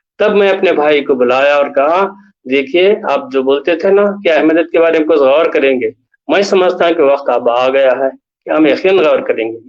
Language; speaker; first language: Urdu; native; Urdu